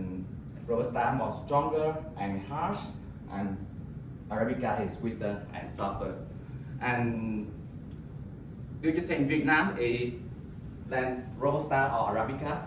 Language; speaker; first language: English; non-native, learner; Vietnamese